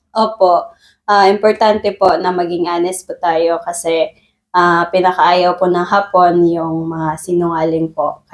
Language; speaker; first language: Filipino; non-native, local second language; Cebuano